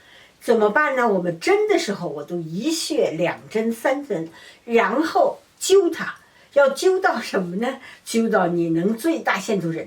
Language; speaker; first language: Chinese; native; Chinese